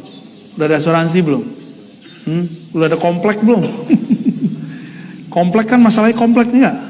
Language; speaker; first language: Indonesian; native; Indonesian